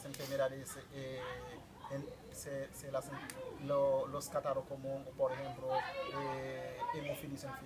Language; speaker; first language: Spanish; non-native, fluent; Haitian Creole